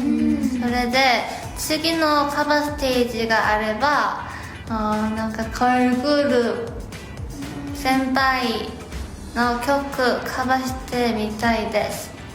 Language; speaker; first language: Japanese; non-native, learner; Korean